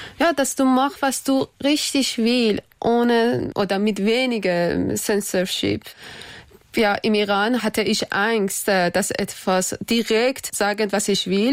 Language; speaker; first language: German; non-native, learner; Persian